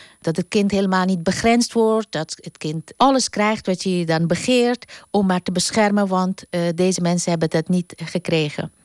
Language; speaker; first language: Dutch; non-native, fluent; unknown